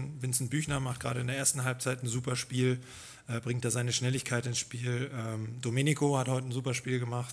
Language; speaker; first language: German; native; German